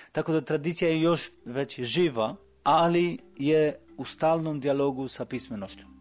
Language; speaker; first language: Serbian; non-native, fluent; Albanian